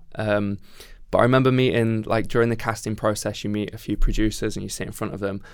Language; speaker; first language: English; native; English